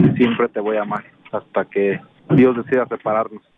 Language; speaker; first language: Spanish; native; Spanish